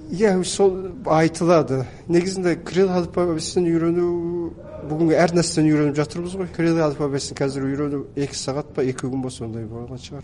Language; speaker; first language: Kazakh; early bilingual, heritage; Kazakh